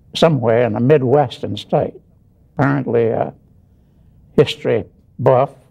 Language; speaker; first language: English; native; English